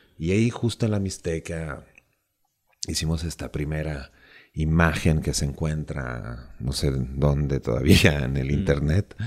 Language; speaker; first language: Spanish; non-native, fluent; Italian